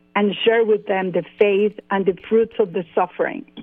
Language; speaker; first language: English; non-native, fluent; Spanish